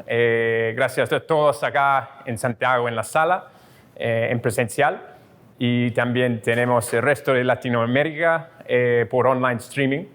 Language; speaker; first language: Spanish; non-native, fluent; English